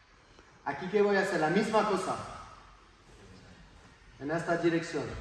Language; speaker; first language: Spanish; non-native, learner; French